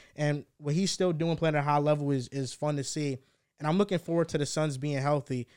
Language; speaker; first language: English; early bilingual, heritage; Spanish